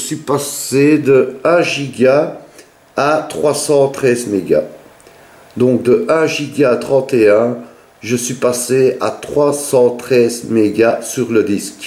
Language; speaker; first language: French; native; French